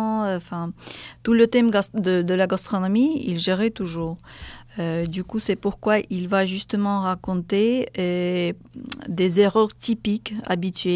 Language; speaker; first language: French; non-native, fluent; Russian